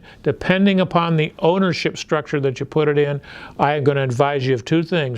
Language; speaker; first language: English; native; English